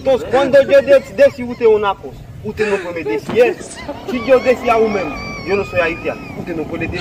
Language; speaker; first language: Spanish; non-native, learner; Haitian Creole